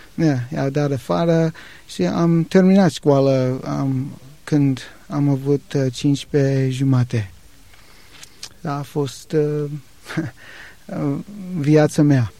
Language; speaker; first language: Romanian; non-native, learner; English